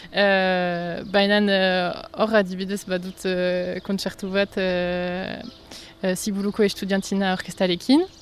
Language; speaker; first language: Basque; non-native, local second language; French